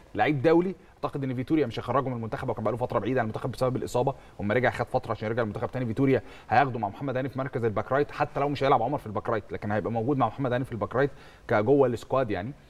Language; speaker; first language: Egyptian Arabic; native; Egyptian Arabic